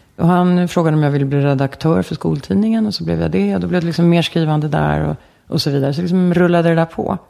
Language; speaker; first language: Swedish; native; Swedish